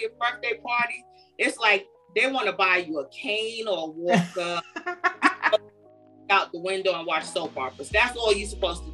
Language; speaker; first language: English; native; English